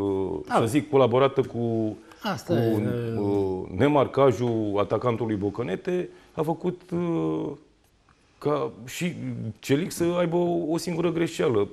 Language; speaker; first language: Romanian; native; Romanian